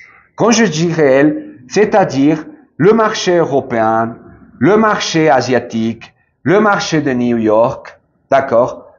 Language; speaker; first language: French; non-native, fluent; Spanish